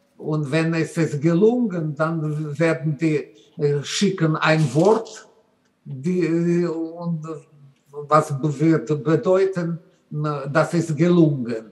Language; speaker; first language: German; non-native, learner; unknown